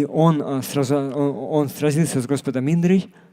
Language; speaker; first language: Russian; native; Russian